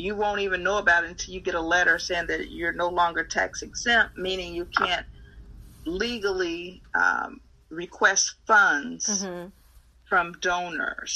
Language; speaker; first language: English; native; English